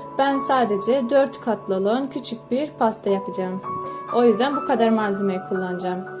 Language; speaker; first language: Turkish; non-native, fluent; Russian